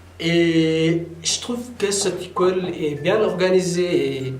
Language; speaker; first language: French; non-native, fluent; Tigrinya